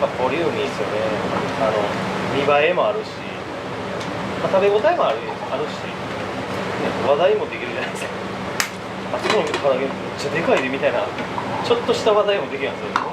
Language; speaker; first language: Japanese; native; Japanese